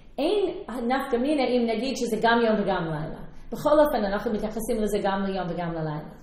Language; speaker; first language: Hebrew; non-native, fluent; English